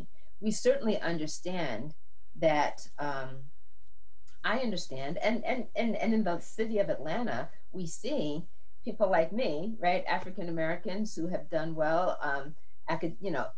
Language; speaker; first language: English; native; English